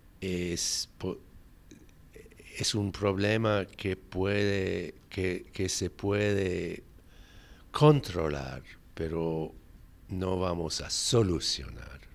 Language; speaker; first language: Spanish; non-native, fluent; English